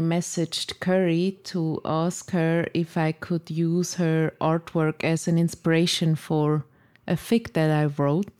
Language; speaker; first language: English; non-native, fluent; Swiss German